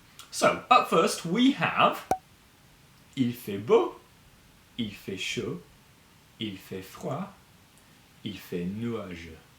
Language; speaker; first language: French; non-native, fluent; English